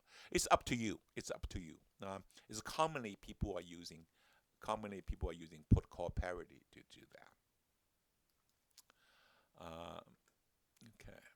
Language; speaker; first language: English; non-native, fluent; Chinese